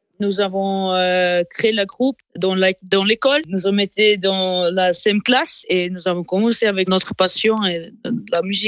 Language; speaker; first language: French; non-native, local second language; German